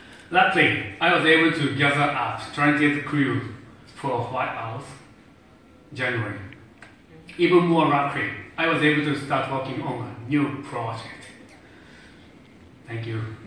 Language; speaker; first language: English; non-native, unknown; Japanese